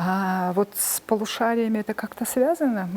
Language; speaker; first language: Russian; non-native, local second language; Kyrgyz